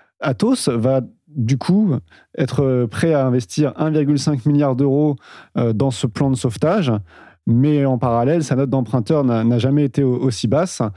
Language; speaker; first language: French; native; French